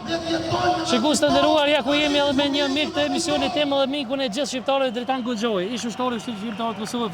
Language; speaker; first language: Albanian; native; Albanian